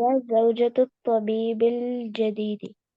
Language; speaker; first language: Arabic; non-native, learner; Urdu